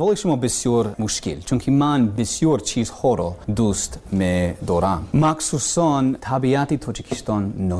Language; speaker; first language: Persian; non-native, learner; English